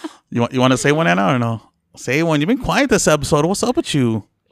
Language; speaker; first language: English; early bilingual, other home language; Spanish